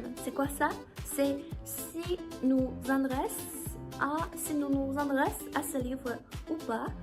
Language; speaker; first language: French; non-native, learner; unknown